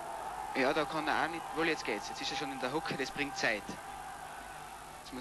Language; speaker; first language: German; native; German